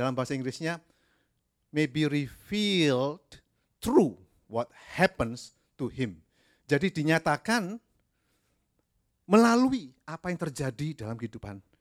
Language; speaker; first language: Indonesian; native; Indonesian